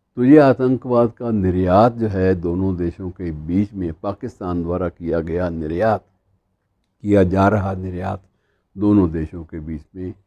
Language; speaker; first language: Hindi; native; Hindi